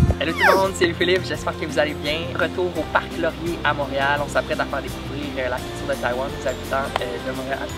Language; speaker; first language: French; native; French